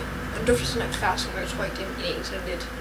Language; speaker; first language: Danish; native; Danish